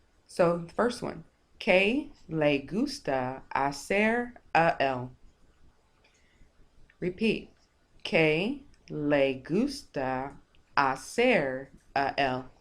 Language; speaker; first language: Spanish; non-native, fluent; English